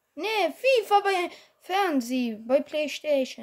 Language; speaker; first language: German; non-native, learner; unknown